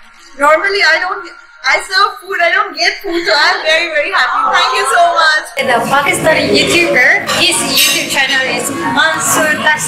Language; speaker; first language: English; non-native, local second language; Malay